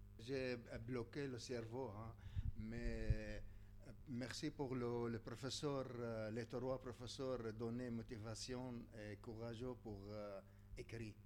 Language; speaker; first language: French; non-native, learner; Arabic